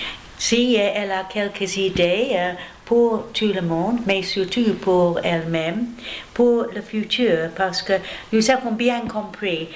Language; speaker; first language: French; non-native, learner; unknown